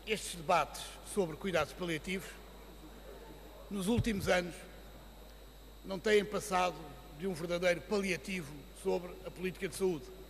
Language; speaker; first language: Portuguese; native; Portuguese